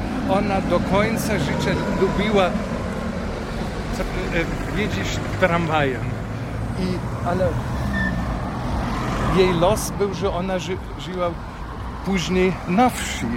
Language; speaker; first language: Polish; non-native, fluent; German